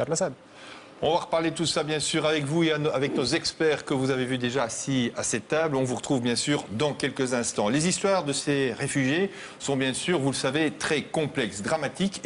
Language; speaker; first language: French; native; French